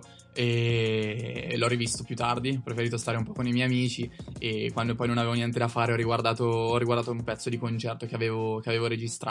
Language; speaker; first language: Italian; native; Italian